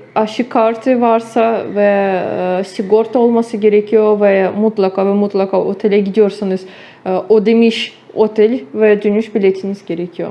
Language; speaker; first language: Turkish; non-native, fluent; Ukrainian